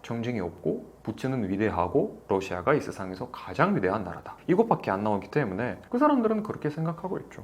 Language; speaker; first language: Korean; non-native, fluent; Russian